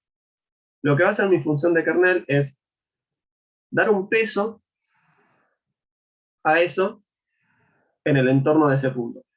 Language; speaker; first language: Spanish; native; Spanish